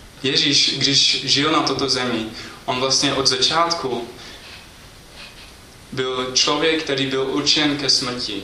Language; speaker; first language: Czech; non-native, fluent; English